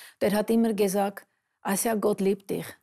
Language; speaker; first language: German; non-native, fluent; Armenian